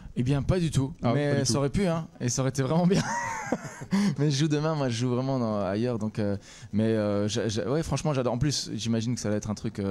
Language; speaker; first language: French; native; French